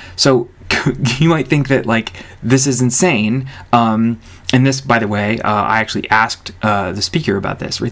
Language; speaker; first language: English; native; English